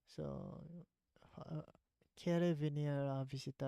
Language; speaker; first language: Spanish; non-native, learner; English